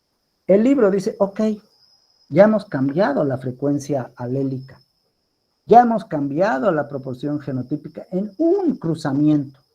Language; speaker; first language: Spanish; native; Spanish